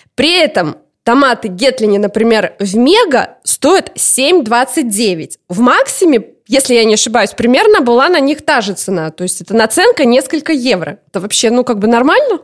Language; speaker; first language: Russian; native; Russian